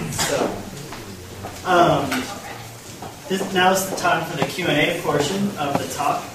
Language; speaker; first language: English; native; English